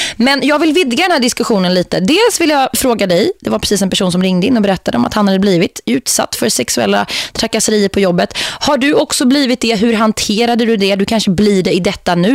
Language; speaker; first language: Swedish; native; Swedish